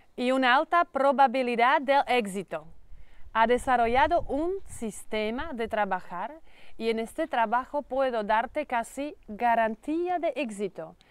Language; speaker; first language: Spanish; non-native, learner; Slovak